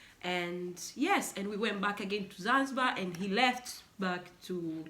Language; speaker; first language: English; non-native, local second language; Swahili